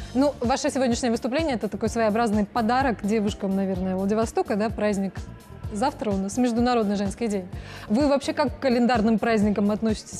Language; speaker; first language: Russian; native; Russian